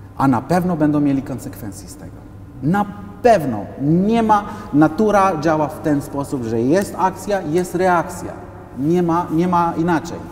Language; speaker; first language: Polish; non-native, fluent; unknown